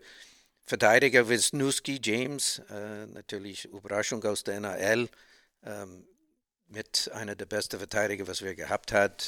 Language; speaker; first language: German; non-native, learner; English